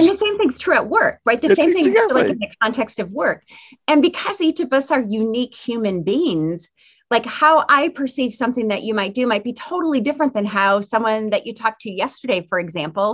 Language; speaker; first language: English; native; English